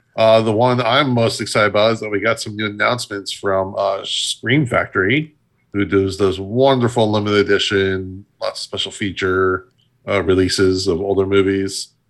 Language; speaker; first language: English; native; English